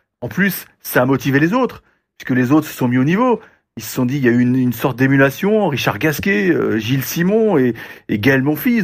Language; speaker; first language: French; native; French